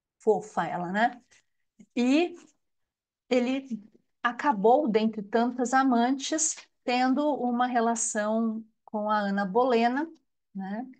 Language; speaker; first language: Portuguese; native; Portuguese